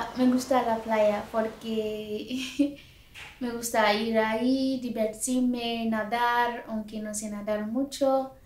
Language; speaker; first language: Spanish; non-native, learner; Yoruba